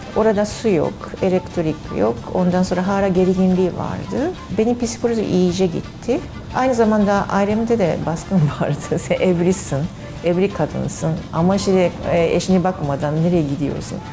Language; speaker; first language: Turkish; non-native, learner; Japanese